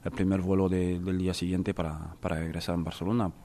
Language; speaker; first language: Spanish; non-native, fluent; French